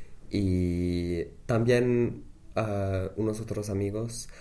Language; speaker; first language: Spanish; non-native, fluent; English